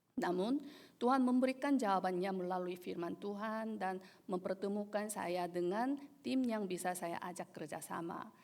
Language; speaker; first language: Indonesian; non-native, fluent; Korean